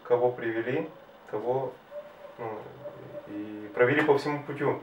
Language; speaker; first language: Russian; native; Russian